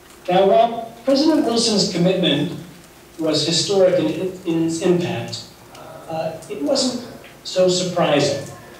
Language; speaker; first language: English; native; English